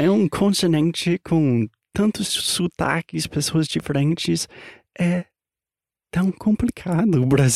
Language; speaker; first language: Portuguese; non-native, fluent; English